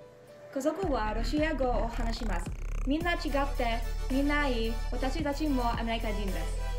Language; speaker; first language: Japanese; early bilingual, other home language; Russian